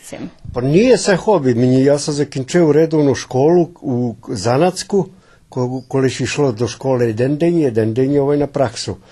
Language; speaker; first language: Ukrainian; early bilingual, heritage; Ukrainian